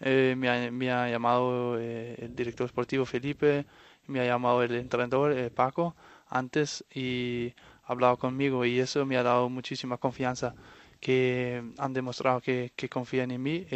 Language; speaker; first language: Spanish; non-native, fluent; Danish